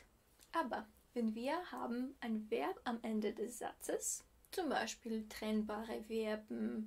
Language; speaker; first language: German; non-native, fluent; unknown